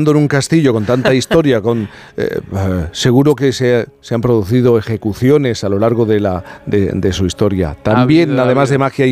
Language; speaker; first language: Spanish; native; Spanish